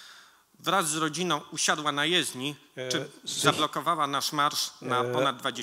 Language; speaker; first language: Polish; native; Polish